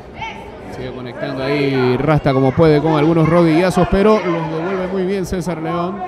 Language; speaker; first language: Spanish; native; Spanish